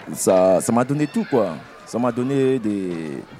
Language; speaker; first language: French; non-native, fluent; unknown